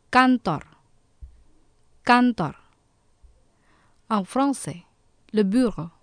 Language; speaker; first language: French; non-native, fluent; Indonesian